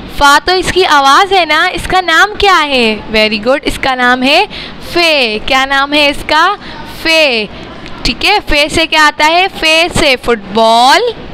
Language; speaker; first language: Urdu; native; Urdu